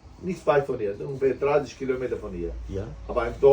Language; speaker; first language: German; non-native, learner; Turkish